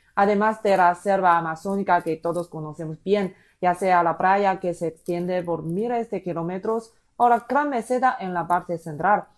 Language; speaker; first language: Spanish; non-native, fluent; Chinese